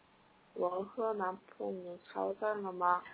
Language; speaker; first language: Chinese; non-native, learner; Korean